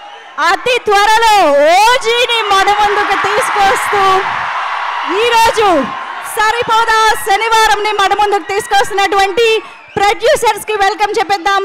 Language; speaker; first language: Telugu; native; Telugu